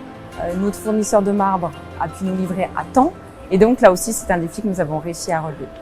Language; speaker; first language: French; native; French